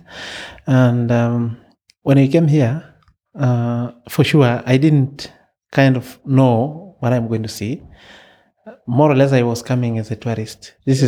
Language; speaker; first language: English; non-native, local second language; Masai